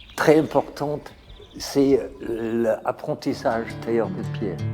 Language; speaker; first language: French; non-native, fluent; German